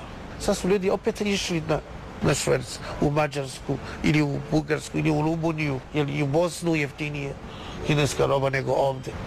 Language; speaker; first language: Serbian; non-native, learner; Chinese